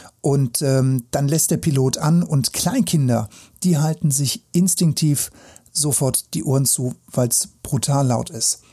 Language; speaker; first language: German; native; German